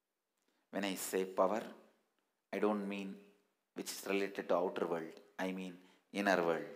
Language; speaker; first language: English; non-native, local second language; Tamil